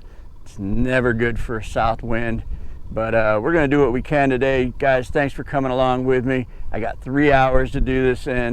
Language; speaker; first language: English; native; English